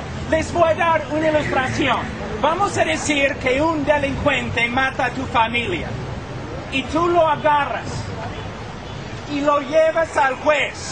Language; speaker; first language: Spanish; non-native, fluent; English